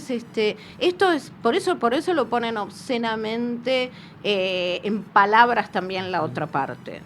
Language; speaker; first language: Spanish; native; Spanish